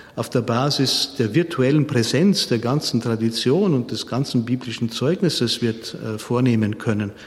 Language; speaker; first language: German; native; German